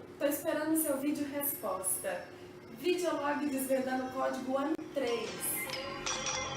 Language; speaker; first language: Portuguese; native; Portuguese